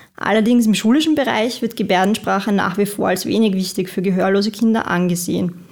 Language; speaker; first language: German; native; German